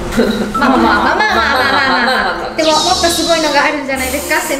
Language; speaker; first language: Japanese; native; Japanese